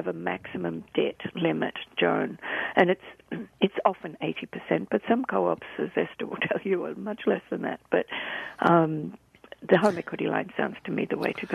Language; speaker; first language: English; native; English